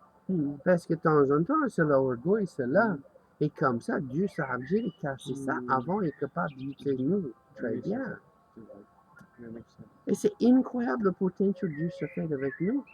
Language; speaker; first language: French; non-native, learner; English